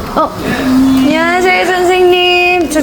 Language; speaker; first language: Korean; non-native, learner; Filipino